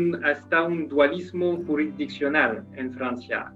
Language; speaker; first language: Spanish; non-native, fluent; French